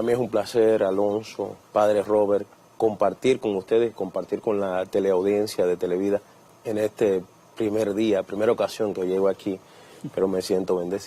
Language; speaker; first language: Spanish; native; Spanish